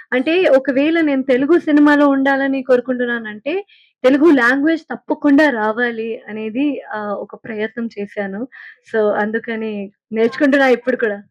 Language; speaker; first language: Telugu; non-native, learner; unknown